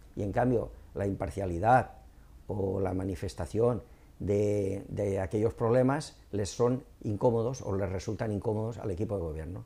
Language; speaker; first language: Spanish; native; Spanish